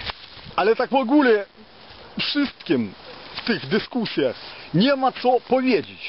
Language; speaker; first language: Polish; non-native, fluent; Ukrainian